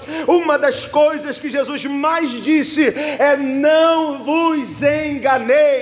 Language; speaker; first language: Portuguese; native; Portuguese